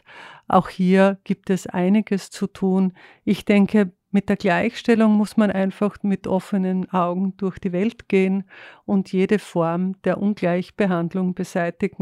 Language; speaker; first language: German; native; German